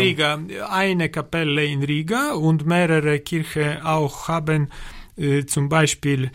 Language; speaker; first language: German; non-native, learner; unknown